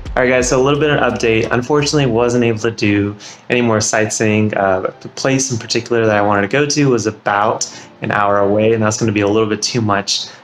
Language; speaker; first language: English; native; English